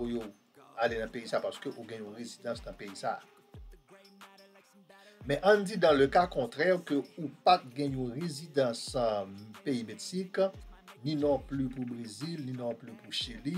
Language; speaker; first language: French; non-native, learner; Haitian Creole